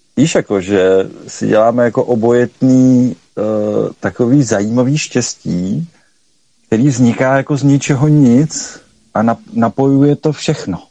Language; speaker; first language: Czech; native; Czech